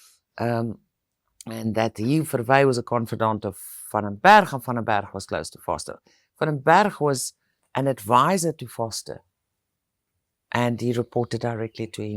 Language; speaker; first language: English; non-native, local second language; Afrikaans